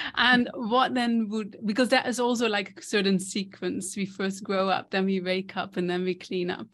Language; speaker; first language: English; non-native, fluent; Dutch